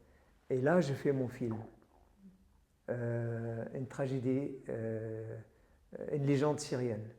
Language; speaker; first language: French; non-native, fluent; Arabic